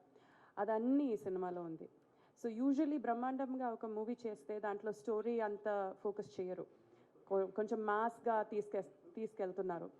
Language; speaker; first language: Telugu; non-native, fluent; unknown